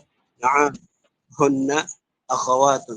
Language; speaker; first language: Arabic; non-native, learner; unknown